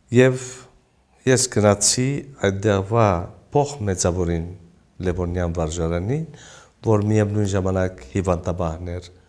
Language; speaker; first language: Armenian; early bilingual, heritage; Armenian